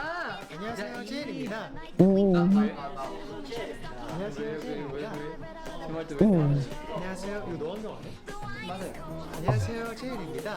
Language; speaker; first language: Korean; non-native, fluent; Filipino